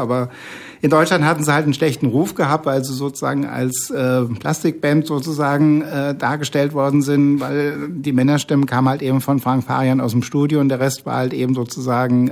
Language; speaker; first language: German; native; German